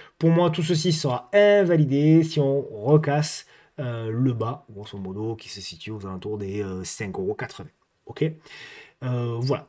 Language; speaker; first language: French; native; French